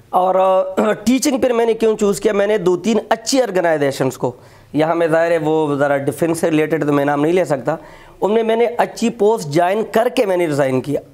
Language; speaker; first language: Urdu; non-native, local second language; Pashto